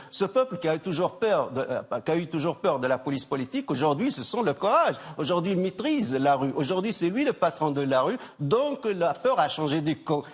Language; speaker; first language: French; non-native, local second language; Arabic